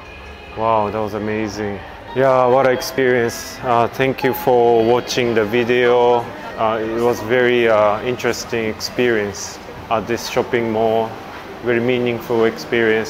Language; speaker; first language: English; non-native, fluent; Japanese